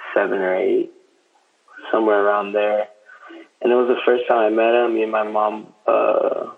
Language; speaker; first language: English; native; English